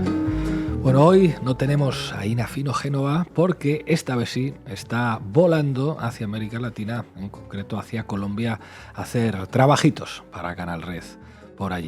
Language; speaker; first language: Spanish; native; Spanish